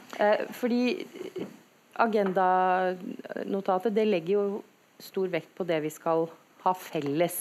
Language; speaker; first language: Norwegian; native; Norwegian